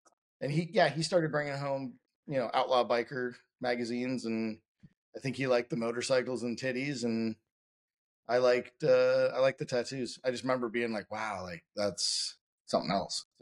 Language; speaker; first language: English; native; English